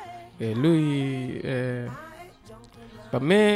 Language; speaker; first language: Italian; non-native, learner; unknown